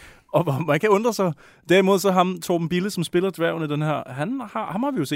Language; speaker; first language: Danish; native; Danish